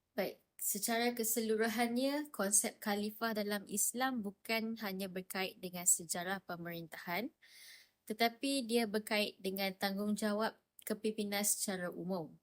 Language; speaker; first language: Malay; native; Malay